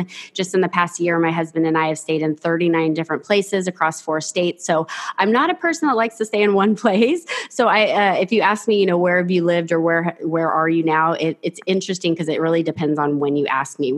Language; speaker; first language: English; native; English